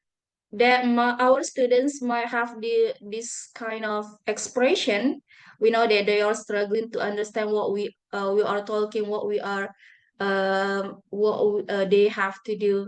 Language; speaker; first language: English; non-native, fluent; Buginese